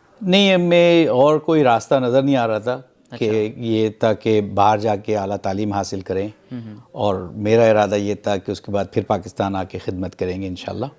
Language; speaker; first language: Urdu; native; Urdu